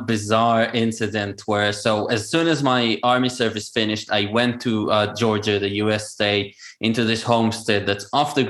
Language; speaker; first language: English; non-native, fluent; Hebrew